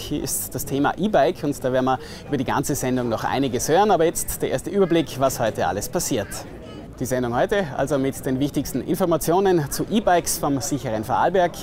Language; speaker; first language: German; native; German